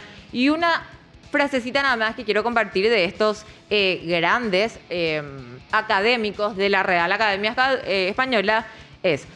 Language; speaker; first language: Spanish; native; Spanish